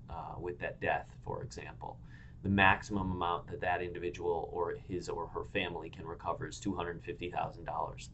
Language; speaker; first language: English; native; English